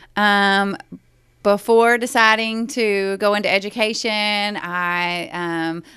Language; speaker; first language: English; native; English